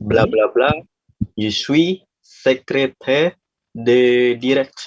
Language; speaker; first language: French; non-native, learner; Indonesian